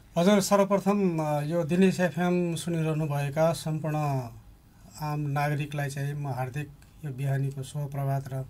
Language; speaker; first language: Nepali; native; Nepali